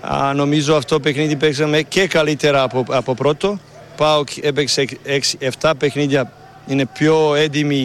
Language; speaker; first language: Greek; non-native, learner; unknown